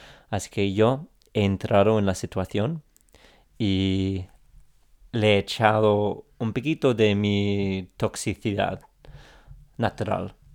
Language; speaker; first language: Spanish; non-native, fluent; English